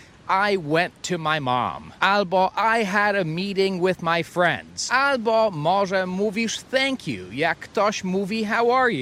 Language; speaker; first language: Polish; non-native, fluent; English